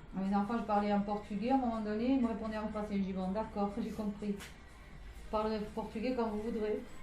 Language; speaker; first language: French; non-native, fluent; Portuguese